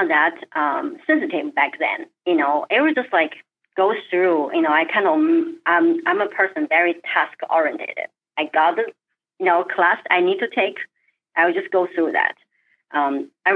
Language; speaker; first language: English; non-native, fluent; Chinese